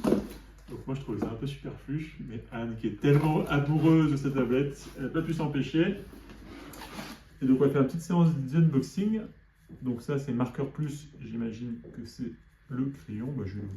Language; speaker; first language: French; native; French